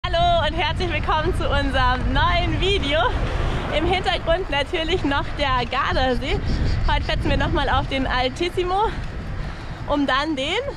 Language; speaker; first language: German; native; German